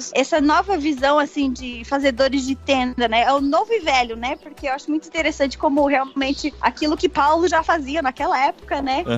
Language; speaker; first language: Portuguese; native; Portuguese